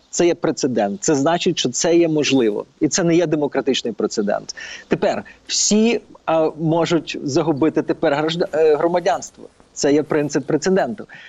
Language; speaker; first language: Ukrainian; early bilingual, heritage; Ukrainian